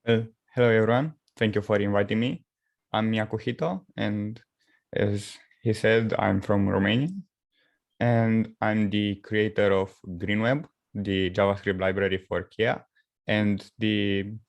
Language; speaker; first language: English; non-native, fluent; Romanian